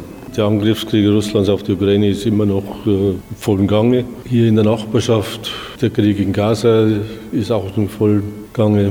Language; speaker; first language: German; native; German